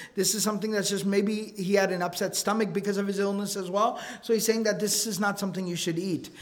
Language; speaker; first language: English; native; English